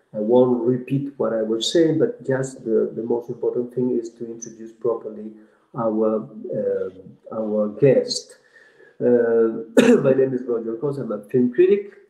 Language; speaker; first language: English; non-native, fluent; Spanish